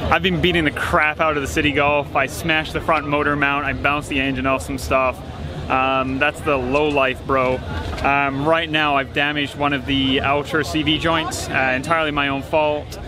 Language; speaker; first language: English; native; English